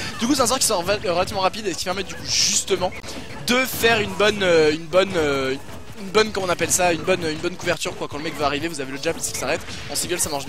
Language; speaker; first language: French; native; French